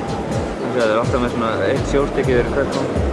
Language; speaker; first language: Icelandic; native; Icelandic